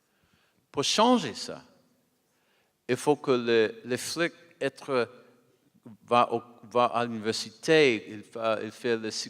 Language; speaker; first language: French; non-native, learner; English